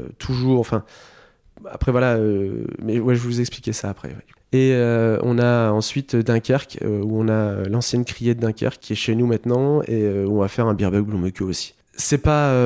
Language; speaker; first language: French; native; French